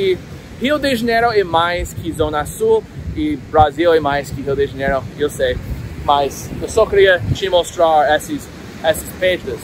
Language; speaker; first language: Portuguese; non-native, fluent; English